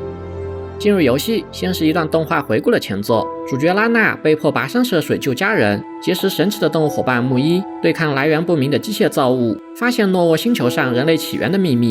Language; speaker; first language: Chinese; native; Chinese